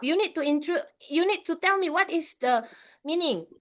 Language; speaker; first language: English; non-native, fluent; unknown